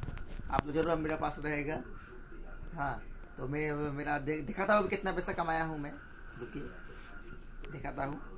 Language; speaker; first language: Hindi; non-native, local second language; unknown